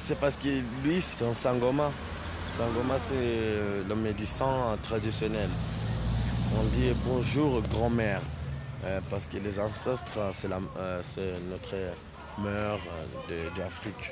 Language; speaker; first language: French; non-native, fluent; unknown